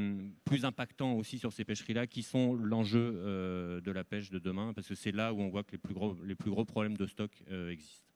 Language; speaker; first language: French; native; French